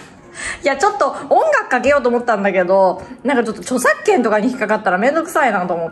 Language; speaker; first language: Japanese; native; Japanese